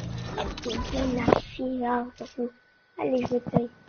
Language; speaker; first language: French; native; French